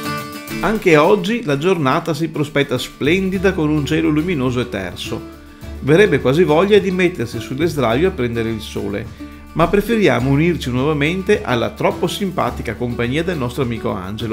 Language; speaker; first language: Italian; native; Italian